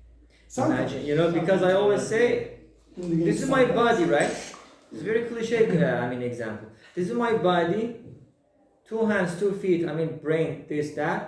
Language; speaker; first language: English; non-native, fluent; Persian